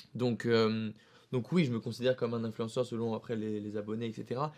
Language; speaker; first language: French; native; French